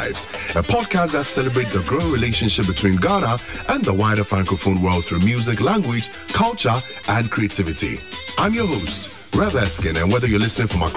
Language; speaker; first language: English; non-native, local second language; Akan